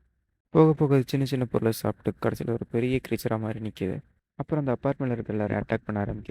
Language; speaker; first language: Tamil; native; Tamil